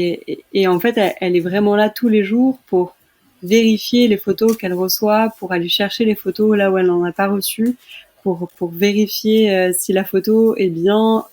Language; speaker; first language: French; native; French